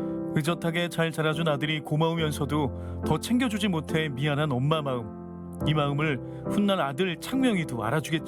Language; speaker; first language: Korean; native; Korean